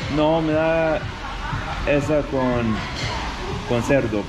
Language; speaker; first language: Spanish; non-native, learner; English